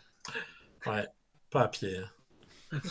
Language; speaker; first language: French; native; French